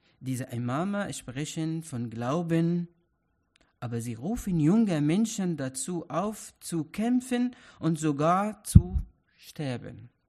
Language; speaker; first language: German; non-native, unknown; Arabic